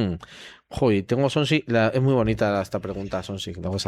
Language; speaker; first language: Spanish; native; Spanish